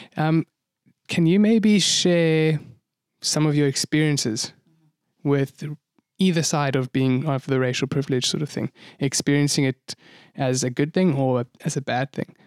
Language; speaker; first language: English; native; English